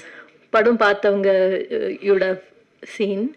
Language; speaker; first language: Tamil; native; Tamil